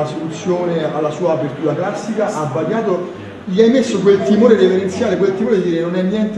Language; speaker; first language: Italian; native; Italian